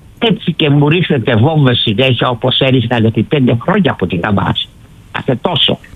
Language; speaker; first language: Greek; early bilingual, heritage; Greek